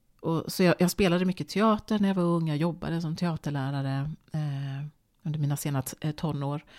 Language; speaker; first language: Swedish; native; Swedish